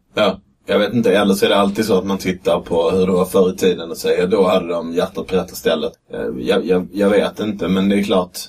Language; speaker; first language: Swedish; native; Swedish